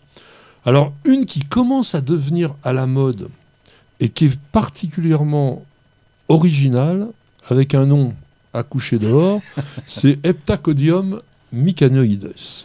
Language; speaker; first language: French; native; French